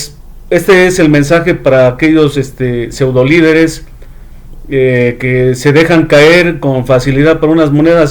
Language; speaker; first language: Spanish; native; Spanish